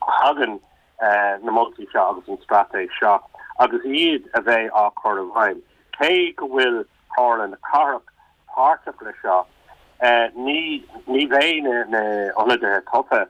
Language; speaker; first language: Irish; non-native, local second language; English